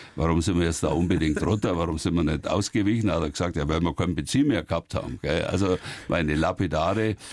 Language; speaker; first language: German; native; German